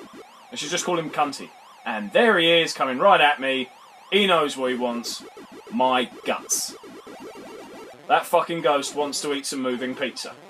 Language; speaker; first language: English; native; English